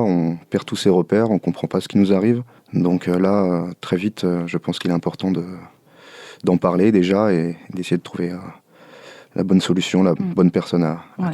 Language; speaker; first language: French; native; French